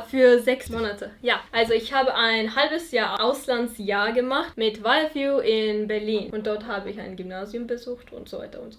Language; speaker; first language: German; non-native, fluent; Turkish